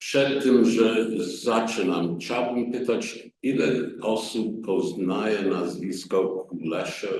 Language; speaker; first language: Polish; non-native, learner; English